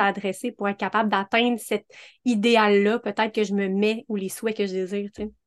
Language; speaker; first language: French; native; French